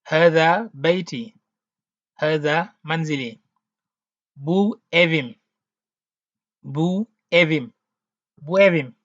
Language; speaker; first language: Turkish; non-native, learner; Wolof